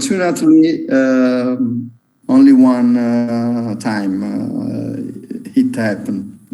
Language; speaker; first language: English; non-native, learner; Italian